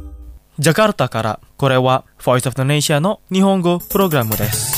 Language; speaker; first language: Japanese; non-native, fluent; Indonesian